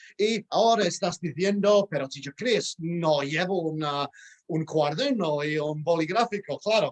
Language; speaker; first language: Spanish; non-native, fluent; English